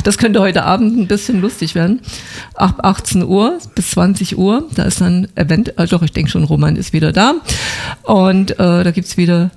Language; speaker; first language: German; native; German